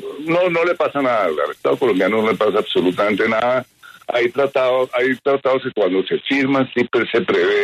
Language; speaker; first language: Spanish; native; Spanish